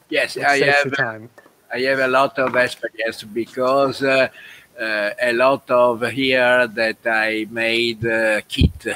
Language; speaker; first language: English; non-native, learner; Italian